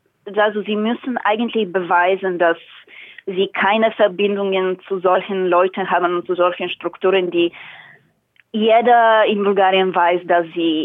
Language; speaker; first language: German; non-native, fluent; Bulgarian